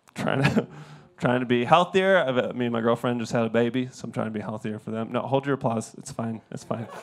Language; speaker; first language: English; native; English